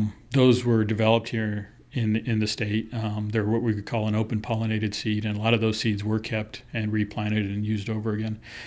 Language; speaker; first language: English; early bilingual, other home language; Spanish